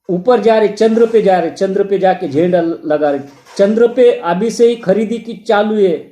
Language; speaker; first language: Hindi; non-native, local second language; Marathi